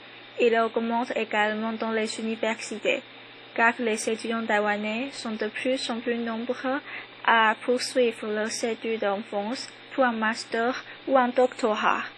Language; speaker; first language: French; non-native, learner; Chinese